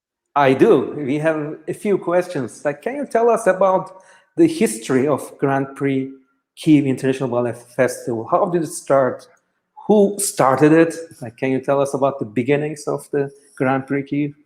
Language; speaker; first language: English; non-native, fluent; Turkish